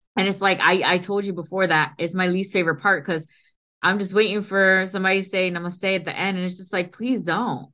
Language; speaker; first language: English; early bilingual, other home language; Hindi